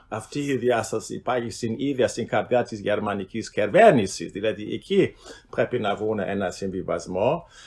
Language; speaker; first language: Greek; non-native, fluent; German